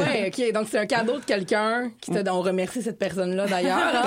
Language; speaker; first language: French; native; French